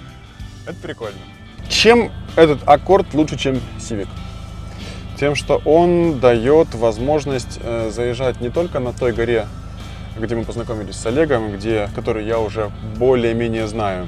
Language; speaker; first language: Russian; native; Russian